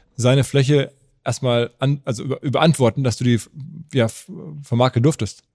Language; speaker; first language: German; native; German